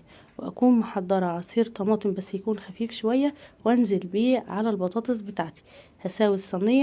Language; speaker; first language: Arabic; native; Arabic